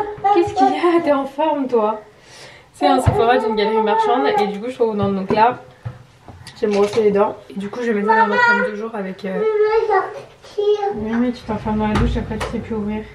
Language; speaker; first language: French; native; French